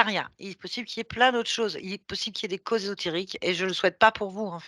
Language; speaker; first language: French; native; French